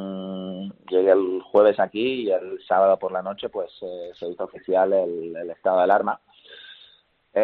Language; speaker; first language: Spanish; native; Spanish